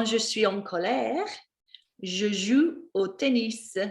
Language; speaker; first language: French; non-native, fluent; English